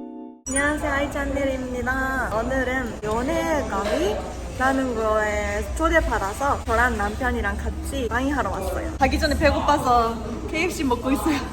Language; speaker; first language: Korean; non-native, fluent; Japanese